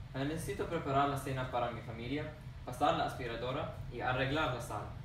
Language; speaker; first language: Spanish; non-native, learner; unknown